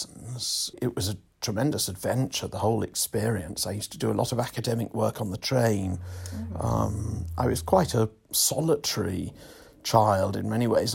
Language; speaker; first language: English; native; English